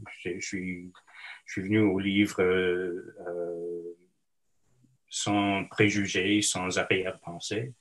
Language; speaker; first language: French; non-native, local second language; English